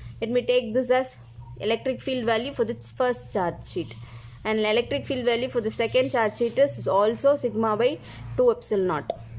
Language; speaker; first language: English; non-native, local second language; Tamil